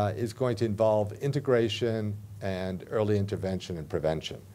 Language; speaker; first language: English; native; English